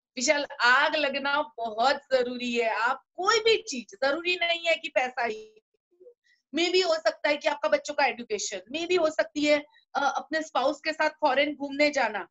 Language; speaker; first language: Hindi; non-native, local second language; Gujarati